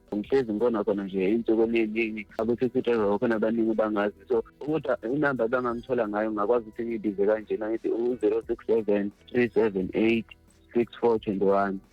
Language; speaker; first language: Zulu; native; Zulu